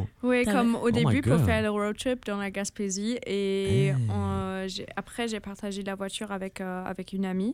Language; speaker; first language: French; non-native, fluent; German